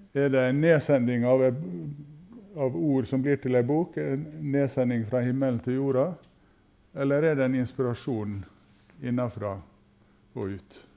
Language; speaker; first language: Norwegian; native; Norwegian